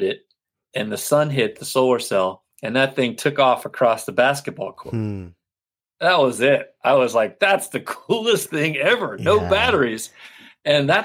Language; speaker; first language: English; native; English